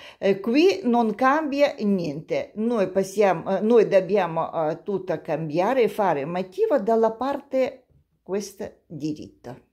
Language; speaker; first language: Italian; non-native, learner; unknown